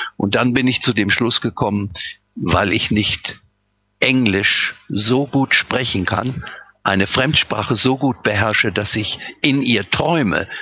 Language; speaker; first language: German; native; German